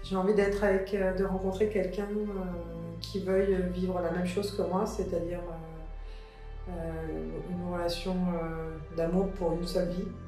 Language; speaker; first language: French; early bilingual, other home language; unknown